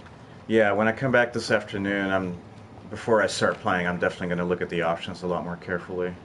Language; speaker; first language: English; native; English